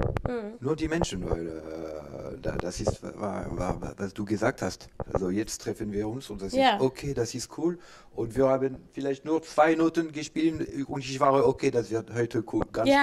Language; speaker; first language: German; non-native, learner; French